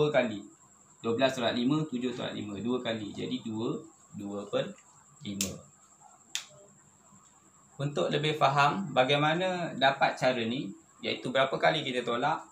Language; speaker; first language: Malay; native; Malay